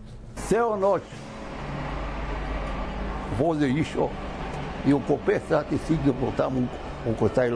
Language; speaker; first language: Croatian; non-native, local second language; Romany